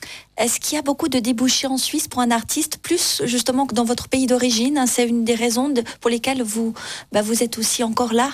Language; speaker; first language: French; native; French